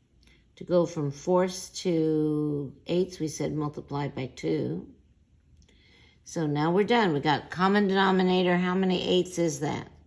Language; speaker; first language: English; native; English